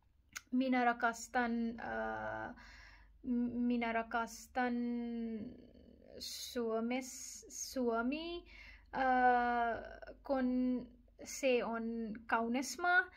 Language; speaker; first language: Finnish; non-native, learner; Urdu